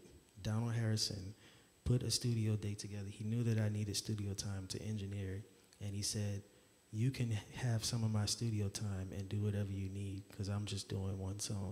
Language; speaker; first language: English; native; English